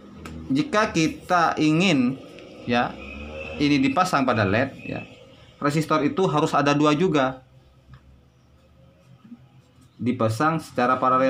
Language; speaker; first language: Indonesian; native; Indonesian